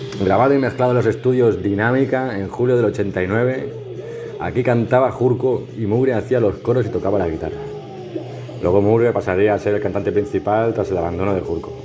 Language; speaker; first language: Spanish; native; Spanish